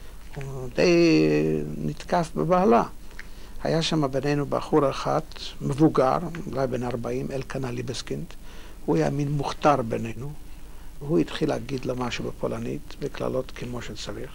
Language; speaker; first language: Hebrew; non-native, fluent; Polish